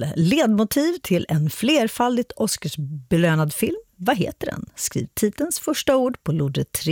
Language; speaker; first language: Swedish; native; Swedish